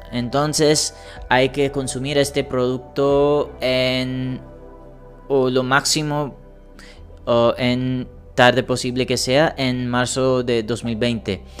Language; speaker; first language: Spanish; non-native, learner; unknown